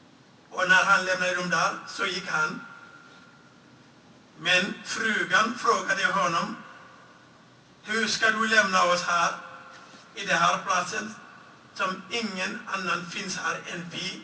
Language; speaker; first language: Swedish; non-native, fluent; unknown